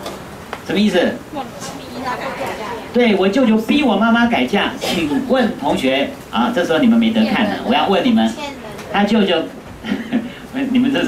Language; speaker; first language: Chinese; native; Chinese